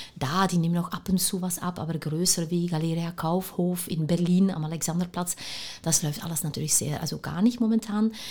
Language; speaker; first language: German; non-native, fluent; Dutch